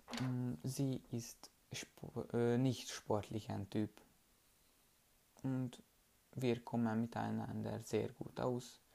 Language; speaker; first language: German; non-native, learner; Hungarian